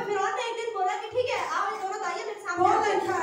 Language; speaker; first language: Hindi; native; Hindi